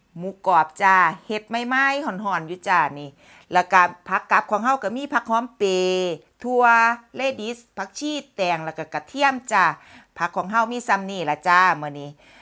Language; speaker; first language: Thai; native; Thai